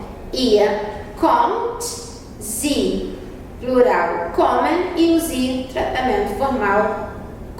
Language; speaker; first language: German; non-native, fluent; Portuguese